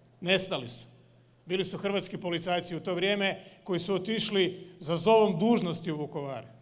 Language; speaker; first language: Croatian; native; Croatian